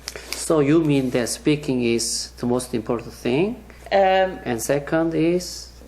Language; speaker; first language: English; non-native, learner; Korean